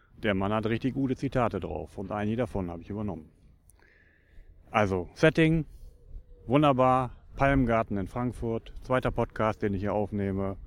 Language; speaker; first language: German; native; German